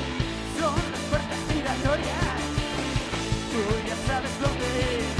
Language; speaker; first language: Spanish; native; Spanish